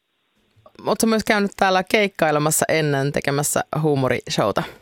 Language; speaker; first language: Finnish; native; Finnish